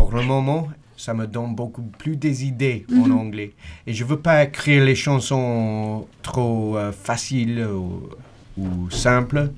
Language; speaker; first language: French; non-native, learner; English